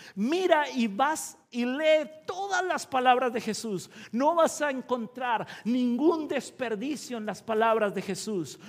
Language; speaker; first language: Spanish; native; Spanish